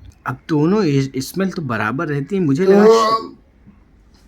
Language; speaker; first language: Hindi; native; Hindi